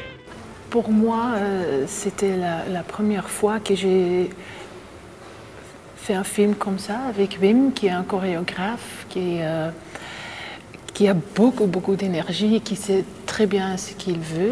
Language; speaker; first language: French; non-native, local second language; Dutch